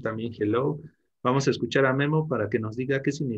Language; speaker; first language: Spanish; native; Spanish